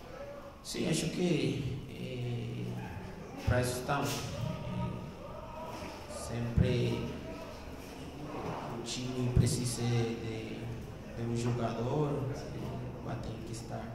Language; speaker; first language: Portuguese; non-native, learner; Spanish